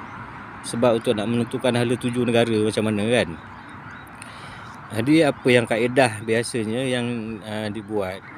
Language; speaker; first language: Malay; native; Malay